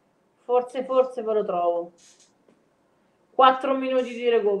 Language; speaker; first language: Italian; native; Italian